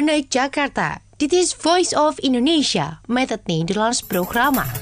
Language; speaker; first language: Dutch; non-native, fluent; Indonesian